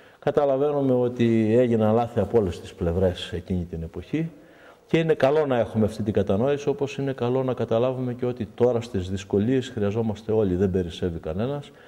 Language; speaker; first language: Greek; native; Greek